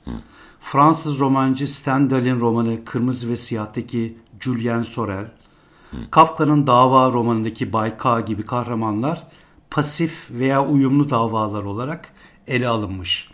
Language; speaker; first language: Turkish; native; Turkish